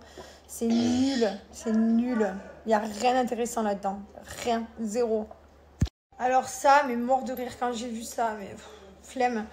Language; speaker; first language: French; native; French